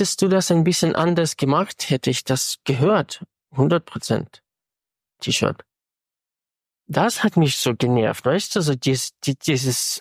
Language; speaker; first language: German; non-native, fluent; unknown